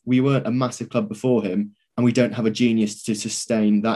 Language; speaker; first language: English; native; English